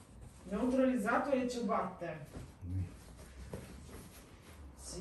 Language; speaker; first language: Italian; non-native, fluent; Lithuanian